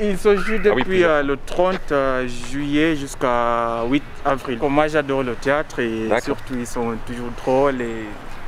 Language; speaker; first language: French; non-native, fluent; Luo (Kenya and Tanzania)